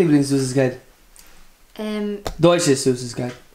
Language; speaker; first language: German; non-native, learner; English